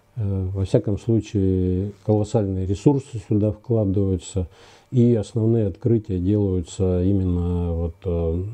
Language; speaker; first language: Russian; native; Russian